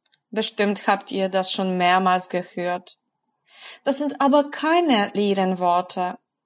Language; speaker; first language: German; non-native, fluent; Polish